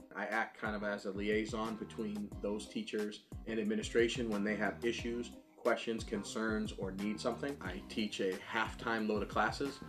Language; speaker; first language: English; native; English